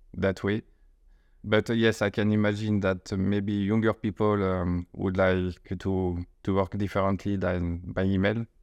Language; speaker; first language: English; non-native, fluent; French